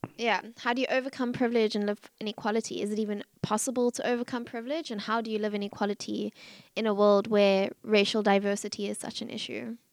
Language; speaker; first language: English; native; English